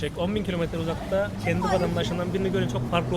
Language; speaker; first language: Turkish; native; Turkish